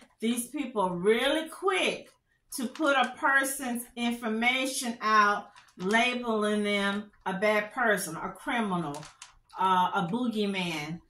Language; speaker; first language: English; native; English